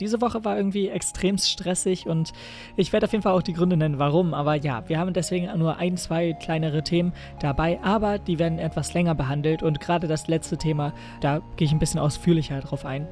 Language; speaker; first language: German; native; German